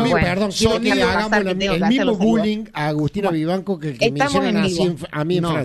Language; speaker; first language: Spanish; native; Spanish